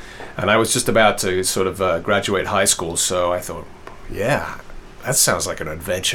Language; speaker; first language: English; native; English